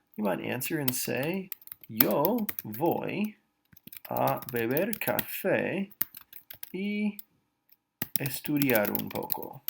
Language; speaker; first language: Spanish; non-native, fluent; English